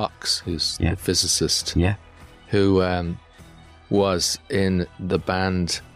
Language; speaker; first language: English; native; English